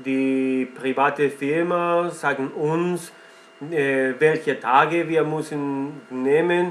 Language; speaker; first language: German; non-native, learner; Spanish